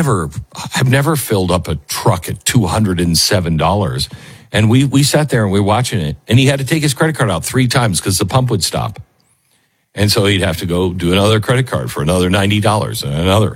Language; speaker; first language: English; native; English